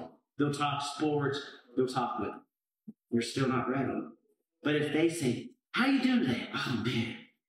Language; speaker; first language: English; native; English